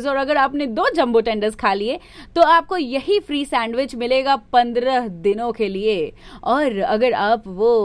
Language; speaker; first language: Hindi; native; Hindi